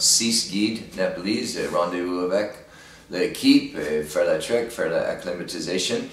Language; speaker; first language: French; non-native, learner; English